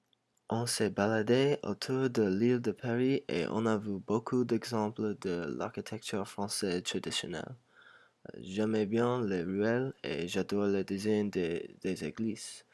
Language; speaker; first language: French; non-native, learner; English